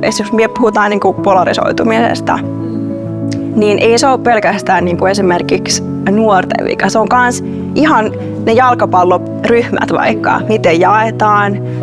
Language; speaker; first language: Finnish; early bilingual, other home language; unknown